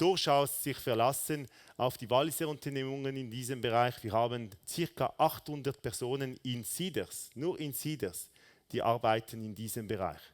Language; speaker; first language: German; non-native, local second language; French